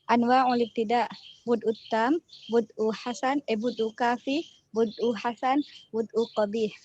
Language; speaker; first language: Arabic; non-native, learner; Indonesian